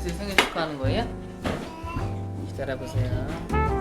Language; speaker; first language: Korean; native; Korean